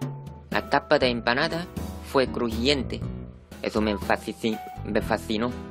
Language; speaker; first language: Spanish; non-native, fluent; Korean